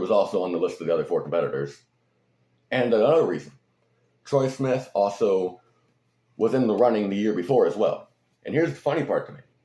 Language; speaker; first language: English; native; English